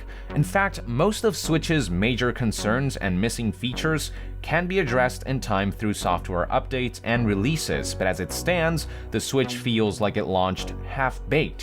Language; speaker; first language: English; native; English